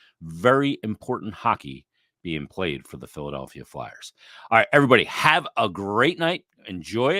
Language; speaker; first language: English; native; English